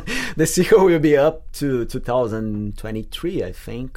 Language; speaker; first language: English; non-native, fluent; Portuguese